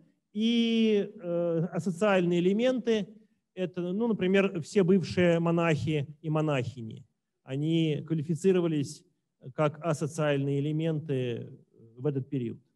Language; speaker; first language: Russian; native; Russian